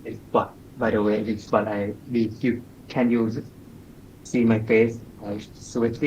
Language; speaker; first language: English; non-native, learner; Thai